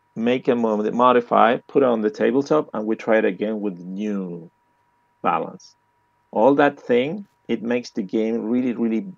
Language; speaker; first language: English; non-native, learner; Spanish